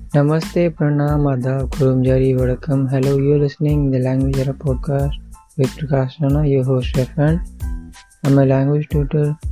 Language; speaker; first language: English; non-native, local second language; Hindi